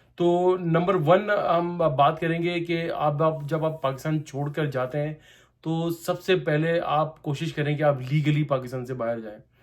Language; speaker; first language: Urdu; non-native, local second language; Punjabi